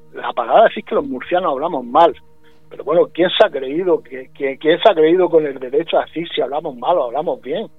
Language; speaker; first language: Spanish; native; Spanish